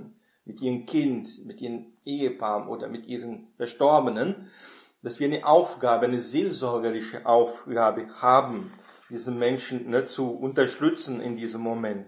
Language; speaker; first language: German; non-native, fluent; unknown